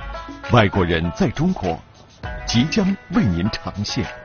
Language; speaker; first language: Chinese; native; Chinese